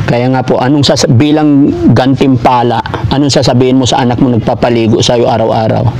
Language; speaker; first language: Filipino; native; Filipino